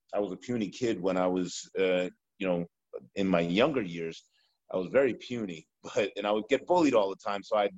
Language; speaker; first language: English; native; English